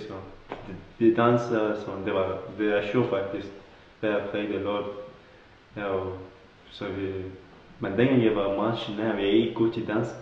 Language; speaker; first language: Danish; non-native, learner; Kurdish